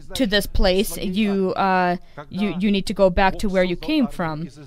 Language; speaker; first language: English; non-native, fluent; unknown